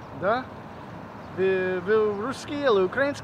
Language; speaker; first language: Russian; non-native, learner; English